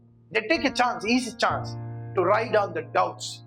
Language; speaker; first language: English; non-native, local second language; Tamil